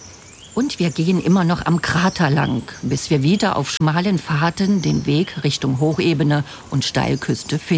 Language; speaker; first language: German; native; German